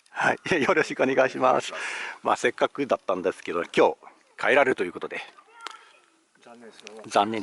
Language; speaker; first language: Japanese; native; Japanese